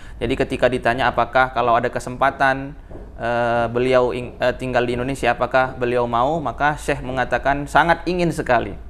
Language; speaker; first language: Indonesian; native; Indonesian